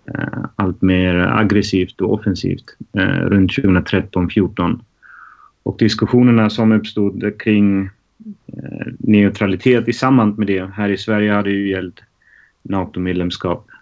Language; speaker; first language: Swedish; non-native, fluent; German